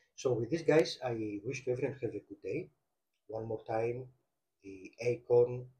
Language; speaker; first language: English; non-native, fluent; Greek